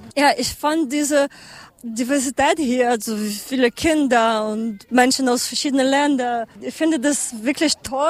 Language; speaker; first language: German; non-native, learner; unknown